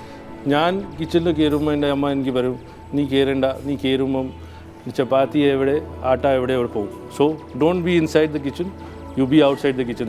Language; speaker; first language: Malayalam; non-native, fluent; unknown